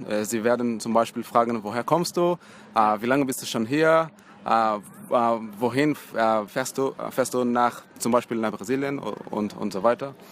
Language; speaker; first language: German; non-native, fluent; Portuguese